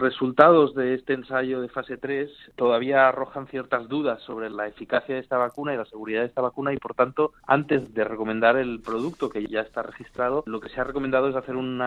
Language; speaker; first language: Spanish; native; Spanish